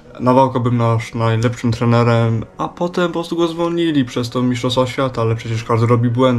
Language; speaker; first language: Polish; early bilingual, heritage; Polish